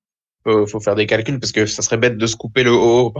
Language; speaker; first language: French; native; French